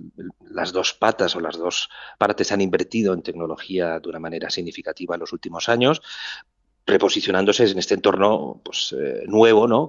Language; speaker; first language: Spanish; native; Spanish